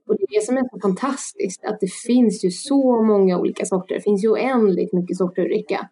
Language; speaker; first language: Swedish; early bilingual, other home language; Russian